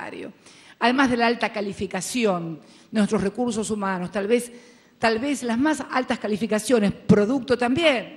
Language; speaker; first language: Spanish; native; Spanish